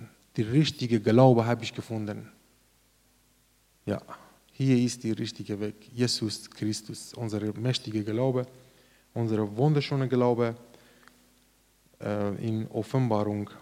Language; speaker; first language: German; non-native, learner; Persian